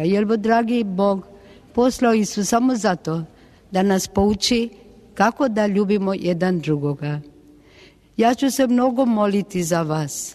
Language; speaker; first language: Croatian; non-native, local second language; Albanian